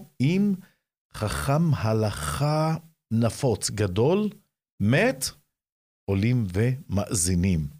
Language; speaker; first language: Hebrew; non-native, local second language; Arabic